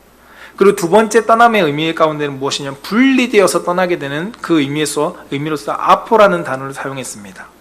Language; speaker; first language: Korean; native; Korean